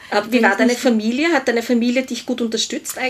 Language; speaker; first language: German; native; German